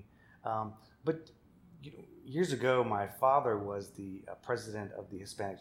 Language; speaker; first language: English; native; English